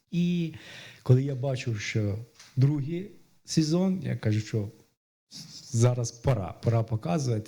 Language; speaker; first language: Ukrainian; non-native, fluent; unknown